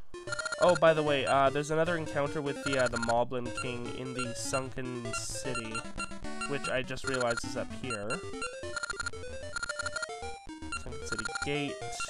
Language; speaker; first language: English; native; English